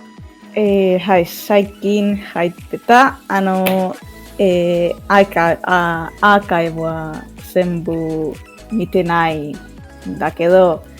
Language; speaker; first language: Japanese; non-native, fluent; English